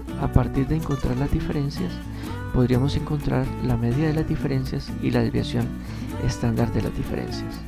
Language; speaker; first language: Spanish; native; Spanish